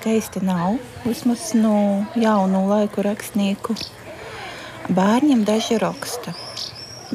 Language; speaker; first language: Latvian; non-native, local second language; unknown